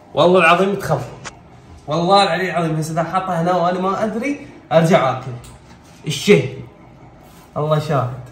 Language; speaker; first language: Arabic; native; Arabic